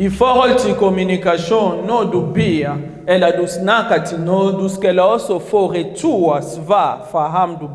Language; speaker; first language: Swedish; non-native, learner; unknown